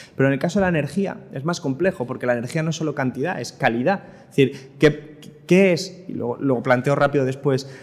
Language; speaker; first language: Spanish; native; Spanish